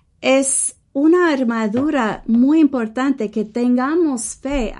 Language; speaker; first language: Spanish; early bilingual, heritage; English